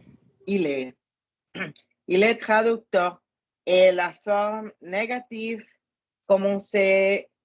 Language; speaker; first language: French; non-native, fluent; Spanish